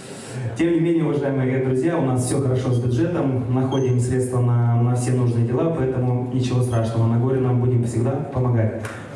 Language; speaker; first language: Russian; non-native, local second language; Romanian